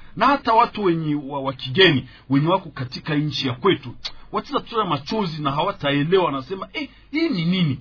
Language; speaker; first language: Swahili; native; Swahili